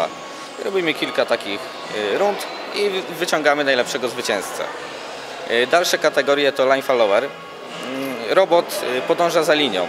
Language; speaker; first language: Polish; native; Polish